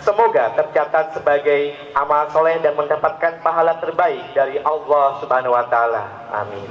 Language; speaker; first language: Indonesian; native; Indonesian